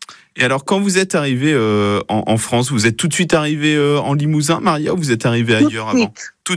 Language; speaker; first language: French; native; French